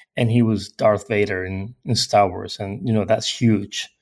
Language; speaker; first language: English; non-native, fluent; Spanish